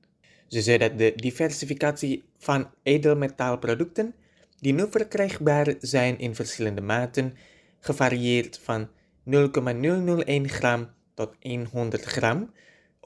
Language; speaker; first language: Dutch; non-native, fluent; Indonesian